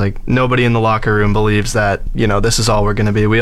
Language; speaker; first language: English; native; English